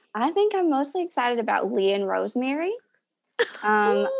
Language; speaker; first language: English; native; English